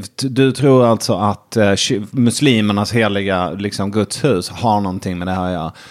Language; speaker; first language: Swedish; native; Swedish